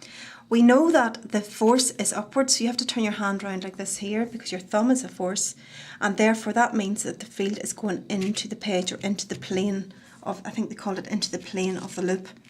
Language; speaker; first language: English; native; English